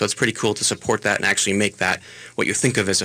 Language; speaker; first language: English; native; English